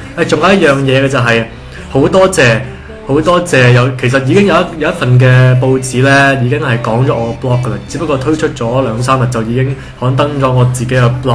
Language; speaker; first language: Cantonese; native; Cantonese